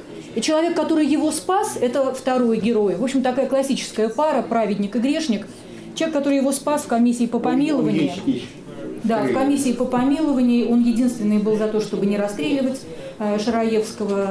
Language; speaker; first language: Russian; native; Russian